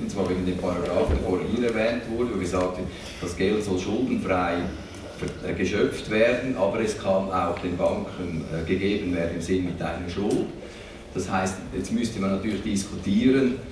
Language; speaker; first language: German; native; German